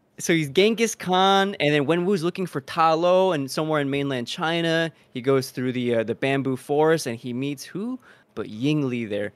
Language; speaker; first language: English; early bilingual, other home language; Spanish